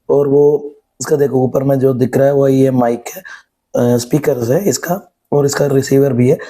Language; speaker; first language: Hindi; non-native, local second language; Malayalam